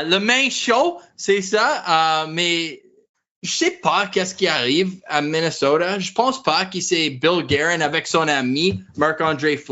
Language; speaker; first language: French; non-native, learner; English